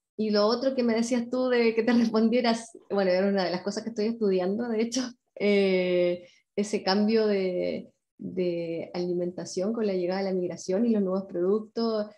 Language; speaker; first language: Spanish; native; Spanish